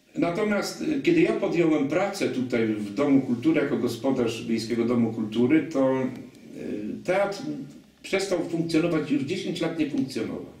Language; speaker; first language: Polish; non-native, local second language; Kashubian